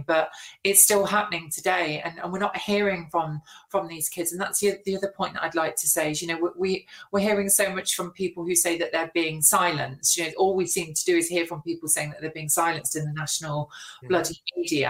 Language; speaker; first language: English; native; English